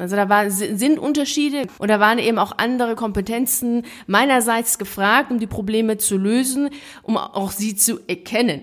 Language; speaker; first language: German; native; German